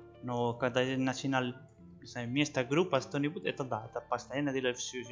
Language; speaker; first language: Russian; non-native, learner; Spanish